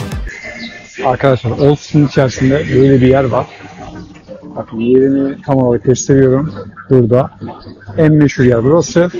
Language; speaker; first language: Turkish; native; Turkish